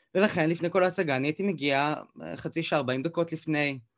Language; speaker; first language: Hebrew; native; Hebrew